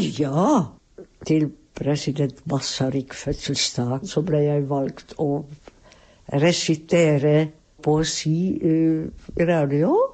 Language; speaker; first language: Norwegian; non-native, fluent; Czech